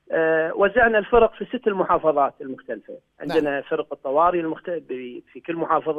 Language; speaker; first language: Arabic; native; Arabic